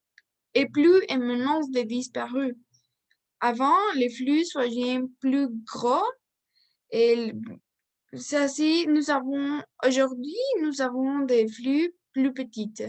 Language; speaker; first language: French; non-native, learner; Spanish